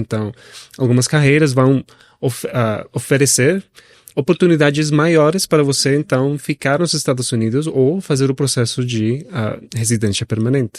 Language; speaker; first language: Portuguese; non-native, fluent; Spanish